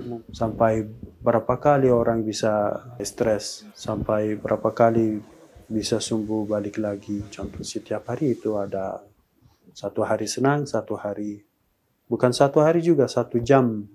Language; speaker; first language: Indonesian; non-native, learner; Persian